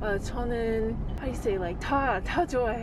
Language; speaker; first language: Korean; non-native, learner; English